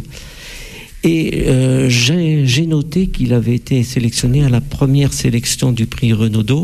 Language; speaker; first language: French; native; French